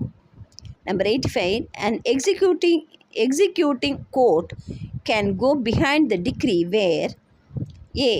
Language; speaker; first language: English; non-native, local second language; Tamil